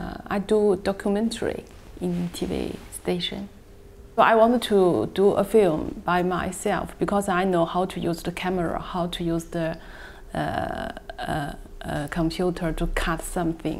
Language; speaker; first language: English; non-native, learner; Chinese